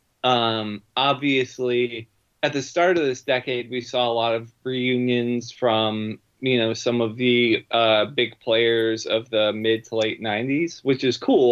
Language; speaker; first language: English; native; English